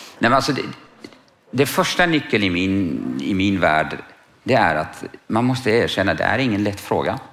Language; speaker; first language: Swedish; non-native, fluent; Kurdish